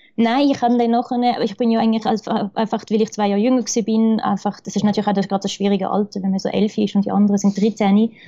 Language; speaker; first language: German; early bilingual, other home language; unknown